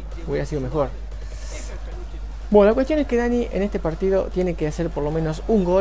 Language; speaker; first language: Spanish; native; Spanish